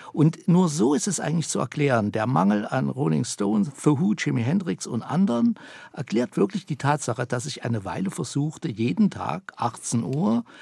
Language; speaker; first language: German; native; German